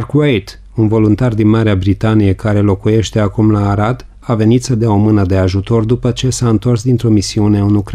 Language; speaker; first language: Romanian; native; Romanian